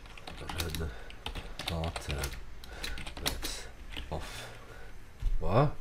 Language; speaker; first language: Swedish; non-native, learner; English